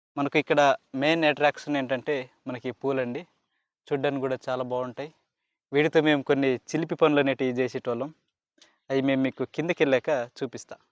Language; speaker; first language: Telugu; non-native, local second language; Koya